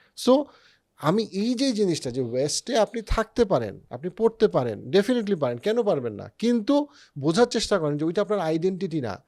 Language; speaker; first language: Bangla; native; Bangla